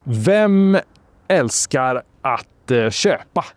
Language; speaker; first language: Swedish; native; Swedish